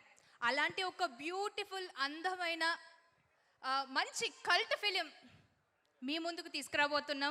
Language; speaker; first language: Telugu; native; Telugu